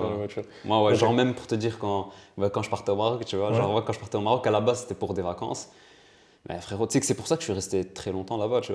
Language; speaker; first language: French; early bilingual, other home language; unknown